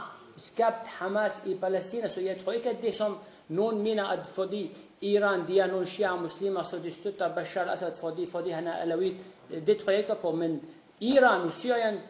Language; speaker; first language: Danish; non-native, fluent; Arabic